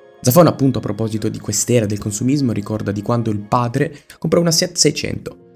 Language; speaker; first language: Italian; native; Italian